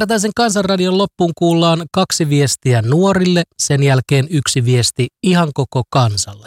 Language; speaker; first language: Finnish; native; Finnish